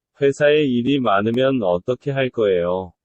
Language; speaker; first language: Korean; non-native, learner; Bangla